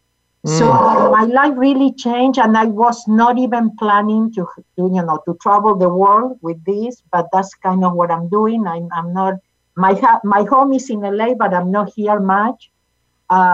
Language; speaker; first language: English; non-native, fluent; Spanish